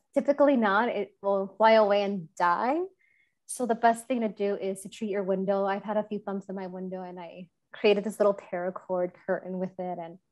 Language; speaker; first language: English; native; English